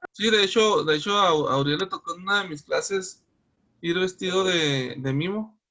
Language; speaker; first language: Spanish; native; Spanish